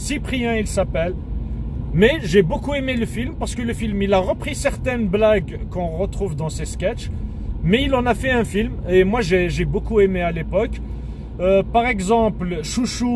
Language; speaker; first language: French; native; French